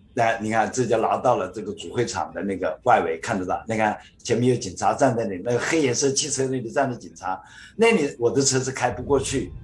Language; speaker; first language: Chinese; native; Chinese